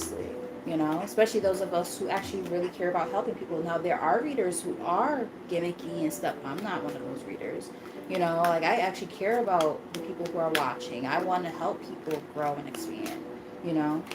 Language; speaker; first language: English; native; English